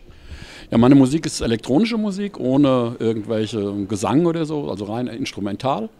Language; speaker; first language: German; native; German